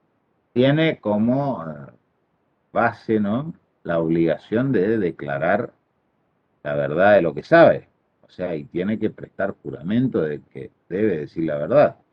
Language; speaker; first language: Spanish; native; Spanish